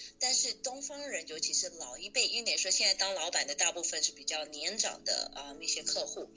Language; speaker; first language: Chinese; native; Chinese